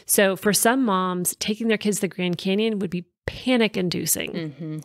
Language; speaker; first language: English; native; English